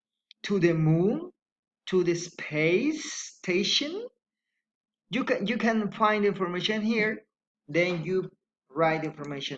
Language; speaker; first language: English; non-native, fluent; Spanish